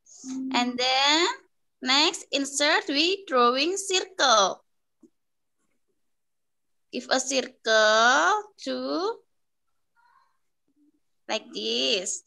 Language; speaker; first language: English; non-native, local second language; Indonesian